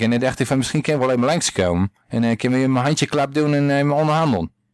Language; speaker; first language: Dutch; native; Dutch